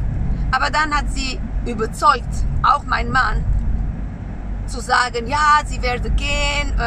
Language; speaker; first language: German; non-native, learner; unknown